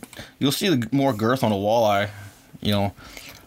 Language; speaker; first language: English; native; English